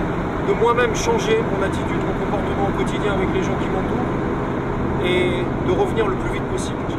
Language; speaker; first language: French; native; French